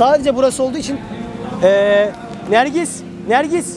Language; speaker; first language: Turkish; native; Turkish